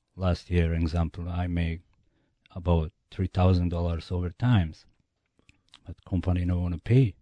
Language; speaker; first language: English; non-native, learner; Bosnian